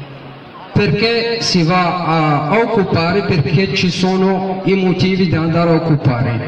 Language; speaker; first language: Italian; non-native, fluent; Arabic